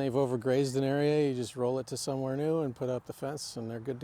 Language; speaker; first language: English; native; English